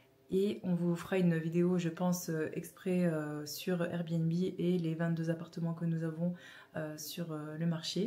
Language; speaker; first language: French; native; French